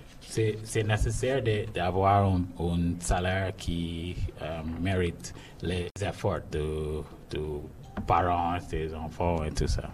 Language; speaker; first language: French; non-native, learner; English